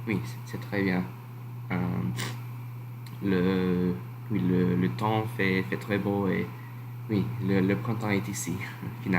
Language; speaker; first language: French; non-native, learner; English